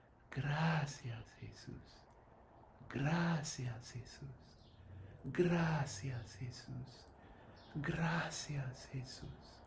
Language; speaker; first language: Spanish; non-native, fluent; English